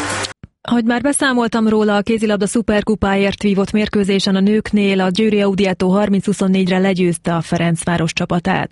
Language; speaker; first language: Hungarian; native; Hungarian